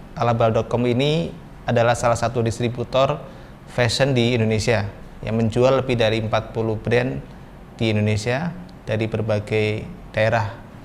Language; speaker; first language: Indonesian; native; Indonesian